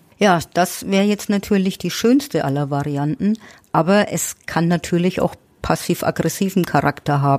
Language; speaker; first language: German; native; German